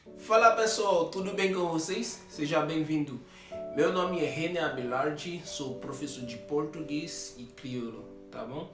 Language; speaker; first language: Portuguese; non-native, fluent; Haitian Creole